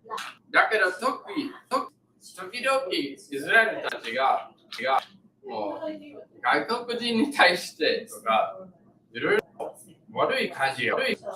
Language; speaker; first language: Japanese; non-native, learner; English